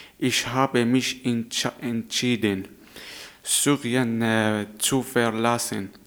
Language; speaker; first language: German; non-native, learner; Arabic